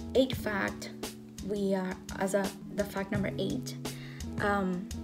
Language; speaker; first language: English; non-native, fluent; Spanish